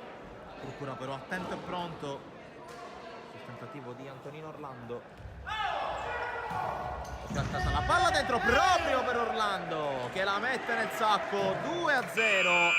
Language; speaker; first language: Italian; native; Italian